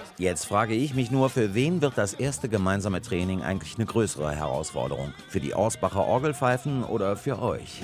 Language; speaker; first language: German; native; German